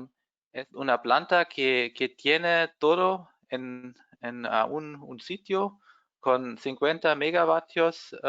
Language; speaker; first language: Spanish; non-native, fluent; German